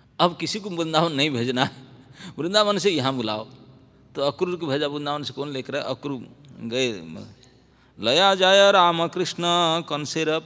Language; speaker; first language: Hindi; non-native, local second language; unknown